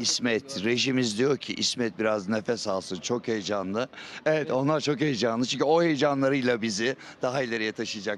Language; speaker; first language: Turkish; native; Turkish